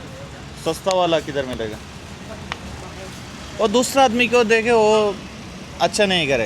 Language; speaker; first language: Hindi; non-native, learner; Bangla